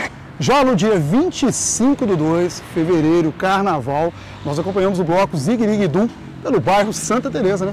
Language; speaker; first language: Portuguese; native; Portuguese